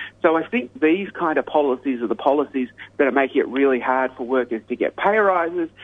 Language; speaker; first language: English; native; English